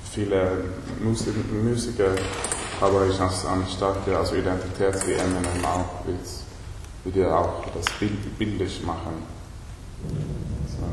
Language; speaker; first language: German; non-native, learner; Swedish